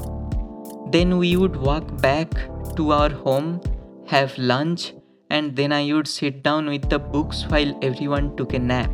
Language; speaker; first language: English; non-native, local second language; Bangla